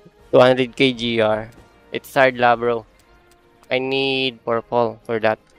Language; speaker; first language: English; non-native, local second language; Filipino